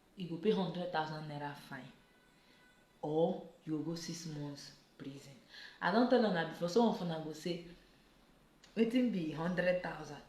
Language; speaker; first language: Nigerian Pidgin; native; Nigerian Pidgin